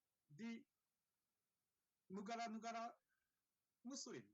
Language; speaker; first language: Indonesian; non-native, learner; Japanese